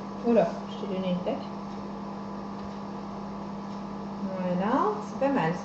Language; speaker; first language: French; native; French